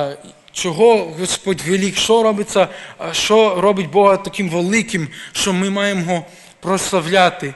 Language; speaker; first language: Ukrainian; early bilingual, heritage; Ukrainian